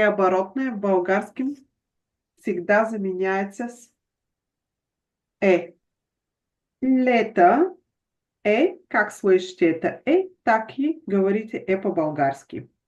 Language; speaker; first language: Russian; non-native, fluent; Bulgarian